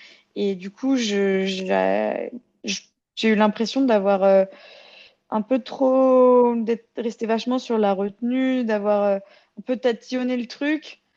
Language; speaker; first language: French; native; French